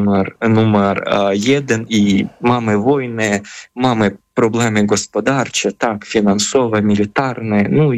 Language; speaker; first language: Polish; non-native, fluent; Ukrainian